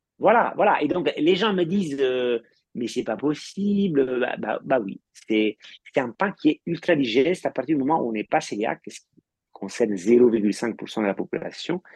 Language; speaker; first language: French; non-native, fluent; Italian